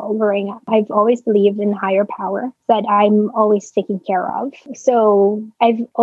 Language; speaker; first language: English; non-native, local second language; Filipino